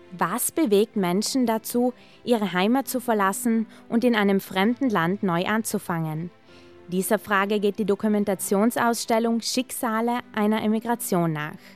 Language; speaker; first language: German; native; German